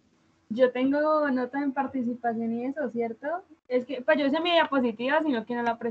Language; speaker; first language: Spanish; native; Spanish